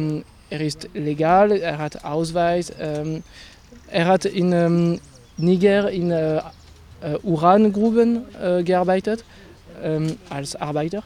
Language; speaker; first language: German; non-native, fluent; French